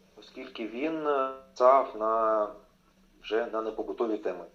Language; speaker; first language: Ukrainian; non-native, local second language; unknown